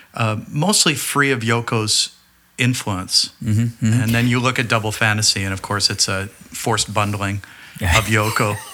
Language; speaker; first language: English; native; English